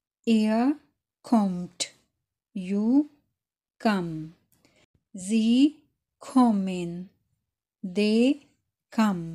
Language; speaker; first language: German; non-native, fluent; Urdu